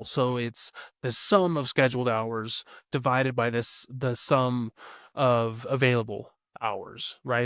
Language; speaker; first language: English; native; English